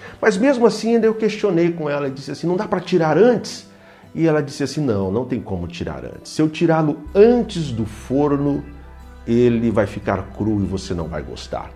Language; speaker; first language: Portuguese; native; Portuguese